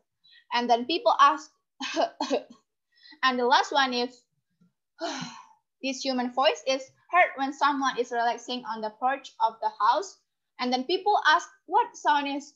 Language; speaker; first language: English; non-native, learner; Indonesian